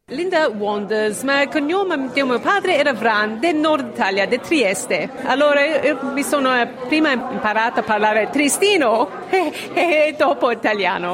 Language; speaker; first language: Italian; early bilingual, heritage; Italian